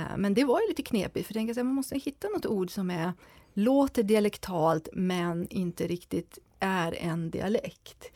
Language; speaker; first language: Swedish; native; Swedish